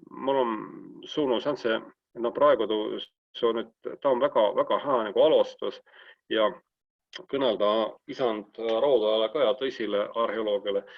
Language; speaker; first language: Estonian; native; Estonian